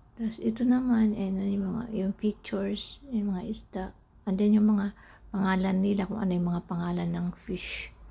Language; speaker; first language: Filipino; non-native, local second language; Cebuano